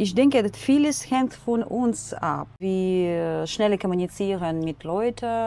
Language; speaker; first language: German; non-native, learner; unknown